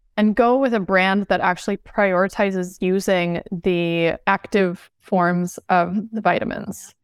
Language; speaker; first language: English; native; English